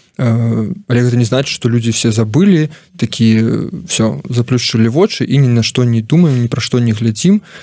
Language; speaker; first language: Belarusian; non-native, local second language; Russian